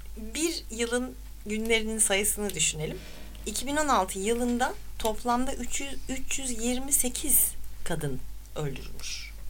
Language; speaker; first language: Turkish; native; Turkish